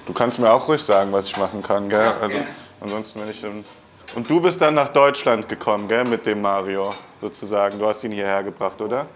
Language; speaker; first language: German; native; German